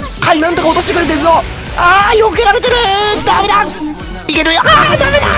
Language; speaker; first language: Japanese; native; Japanese